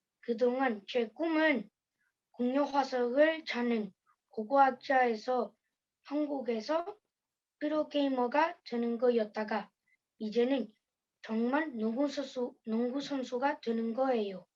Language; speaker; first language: Korean; early bilingual, heritage; Korean